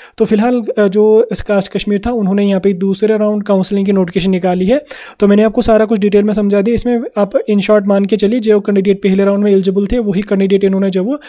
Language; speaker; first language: Hindi; non-native, local second language; Kashmiri